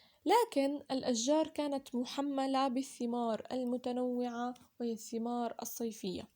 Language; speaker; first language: Arabic; native; Arabic